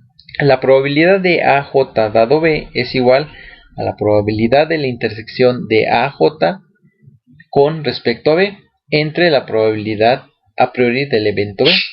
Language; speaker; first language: Spanish; native; Spanish